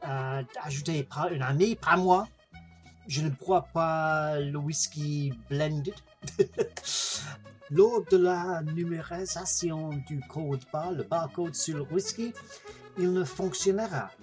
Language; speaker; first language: French; non-native, learner; English